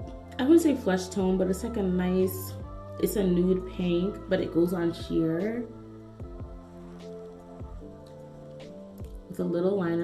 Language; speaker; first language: English; native; English